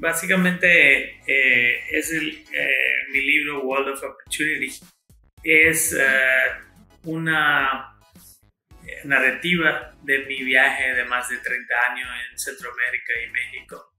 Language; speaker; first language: Spanish; non-native, fluent; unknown